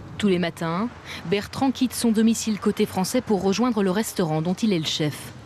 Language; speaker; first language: French; native; French